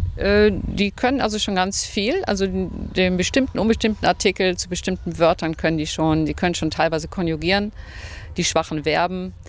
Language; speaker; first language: German; native; German